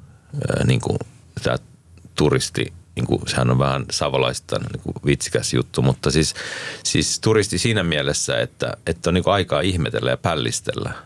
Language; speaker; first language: Finnish; native; Finnish